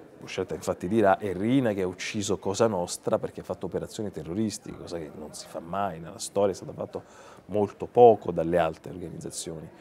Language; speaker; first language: Italian; native; Italian